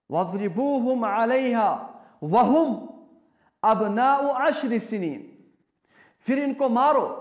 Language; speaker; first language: Hindi; non-native, local second language; Kashmiri